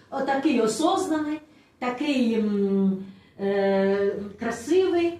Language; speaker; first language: Ukrainian; non-native, local second language; Russian